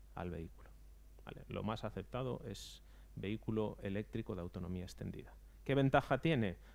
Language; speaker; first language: Spanish; native; Spanish